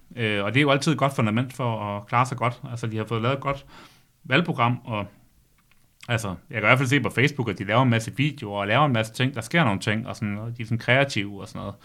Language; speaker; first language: Danish; native; Danish